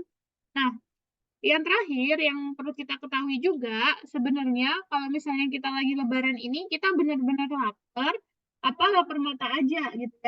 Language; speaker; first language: Indonesian; native; Indonesian